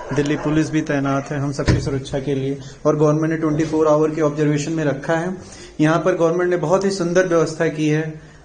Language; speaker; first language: Hindi; native; Hindi